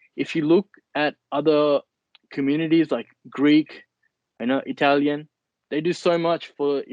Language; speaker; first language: English; early bilingual, other home language; Nepali